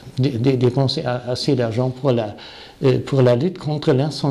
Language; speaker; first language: French; non-native, fluent; German